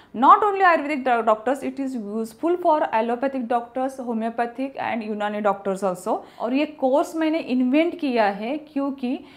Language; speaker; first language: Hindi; non-native, local second language; Marathi